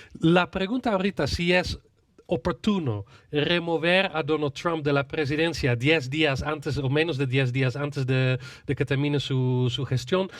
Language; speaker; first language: Spanish; non-native, fluent; Dutch